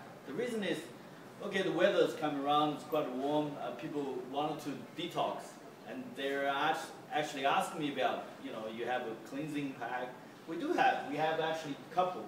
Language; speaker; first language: English; non-native, fluent; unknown